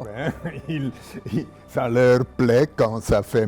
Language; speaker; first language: French; non-native, local second language; German